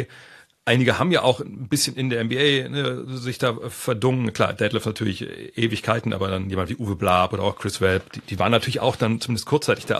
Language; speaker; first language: German; native; German